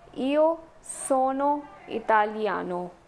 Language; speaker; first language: Italian; non-native, fluent; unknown